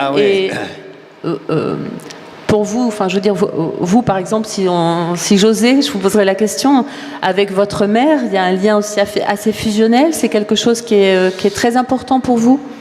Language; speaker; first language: French; native; French